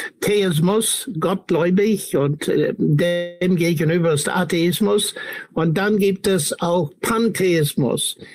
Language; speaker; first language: German; non-native, fluent; English